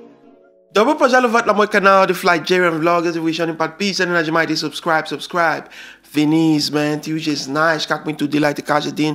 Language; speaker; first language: Russian; non-native, learner; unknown